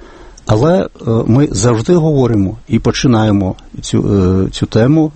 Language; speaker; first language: Ukrainian; non-native, fluent; Lithuanian